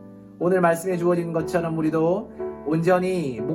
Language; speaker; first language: Korean; native; Korean